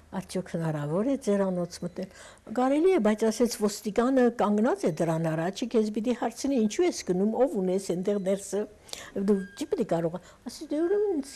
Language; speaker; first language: Armenian; early bilingual, heritage; Armenian